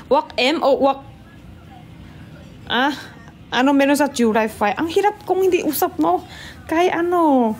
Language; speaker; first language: Filipino; non-native, learner; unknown